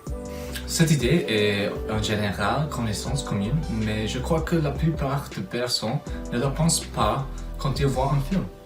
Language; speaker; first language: French; non-native, fluent; English